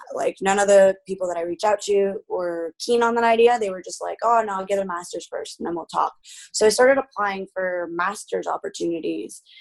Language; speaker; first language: English; early bilingual, other home language; Spanish